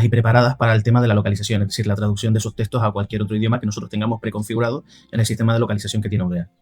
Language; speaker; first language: Spanish; native; Spanish